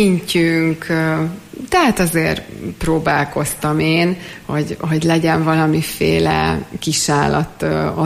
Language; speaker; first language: Hungarian; native; Hungarian